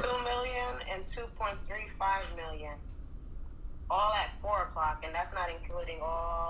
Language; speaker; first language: English; native; English